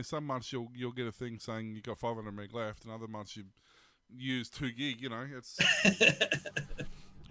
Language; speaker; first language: English; native; English